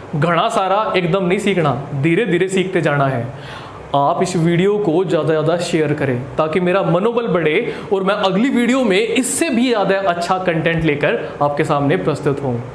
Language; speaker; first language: Hindi; native; Hindi